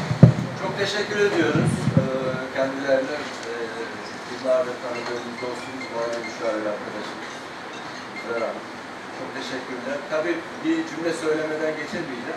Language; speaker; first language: Turkish; native; Turkish